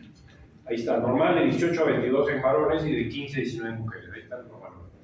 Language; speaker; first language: Spanish; native; Spanish